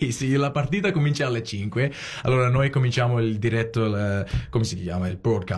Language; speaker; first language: Italian; early bilingual, heritage; Italian